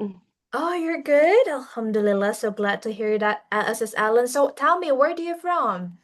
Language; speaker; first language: English; non-native, fluent; Indonesian